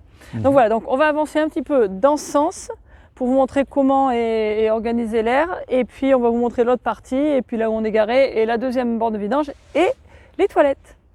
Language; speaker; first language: French; native; French